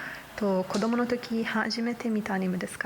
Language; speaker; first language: Japanese; non-native, learner; Italian